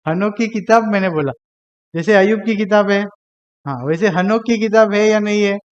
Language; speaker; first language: Hindi; non-native, local second language; Marathi